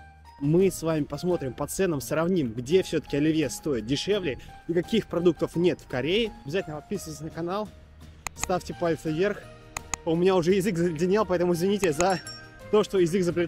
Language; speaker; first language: Russian; native; Russian